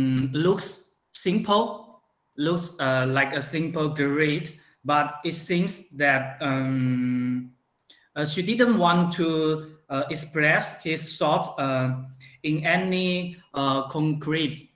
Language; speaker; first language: English; non-native, learner; Chinese